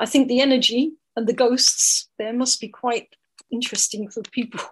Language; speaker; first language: English; native; English